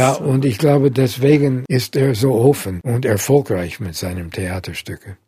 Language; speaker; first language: German; non-native, fluent; English